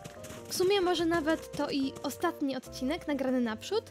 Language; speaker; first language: Polish; native; Polish